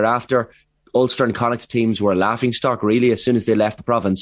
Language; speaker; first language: English; native; English